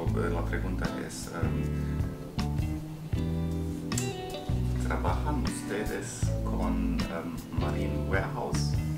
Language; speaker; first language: Spanish; non-native, learner; German